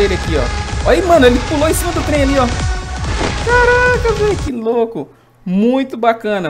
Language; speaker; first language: Portuguese; native; Portuguese